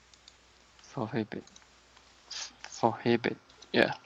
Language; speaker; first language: English; non-native, learner; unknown